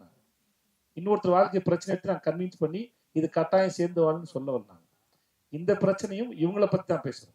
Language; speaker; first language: Tamil; native; Tamil